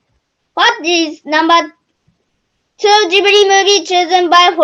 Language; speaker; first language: English; non-native, learner; Japanese